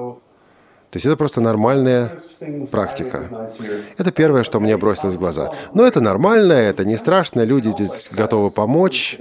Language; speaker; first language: Russian; non-native, fluent; German